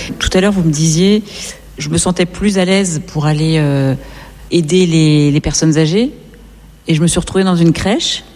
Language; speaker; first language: French; native; French